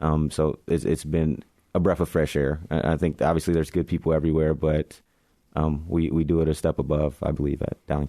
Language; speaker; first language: English; native; English